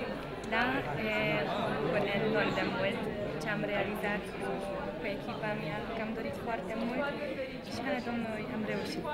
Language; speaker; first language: Romanian; non-native, local second language; Hungarian